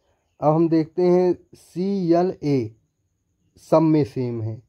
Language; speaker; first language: Hindi; native; Hindi